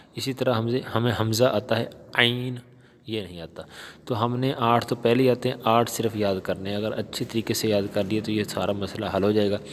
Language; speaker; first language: Urdu; non-native, local second language; Punjabi